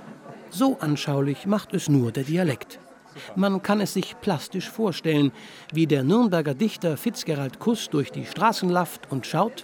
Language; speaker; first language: German; native; German